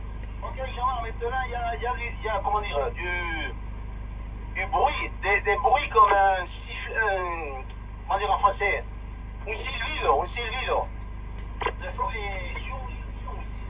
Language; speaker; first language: French; early bilingual, other home language; Spanish